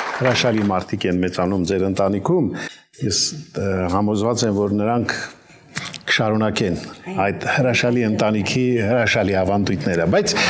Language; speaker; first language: Armenian; native; Armenian